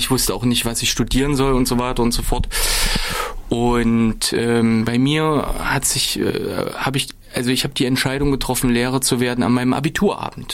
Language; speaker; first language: German; native; German